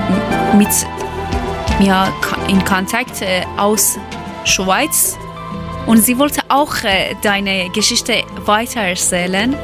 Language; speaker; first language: German; non-native, learner; Persian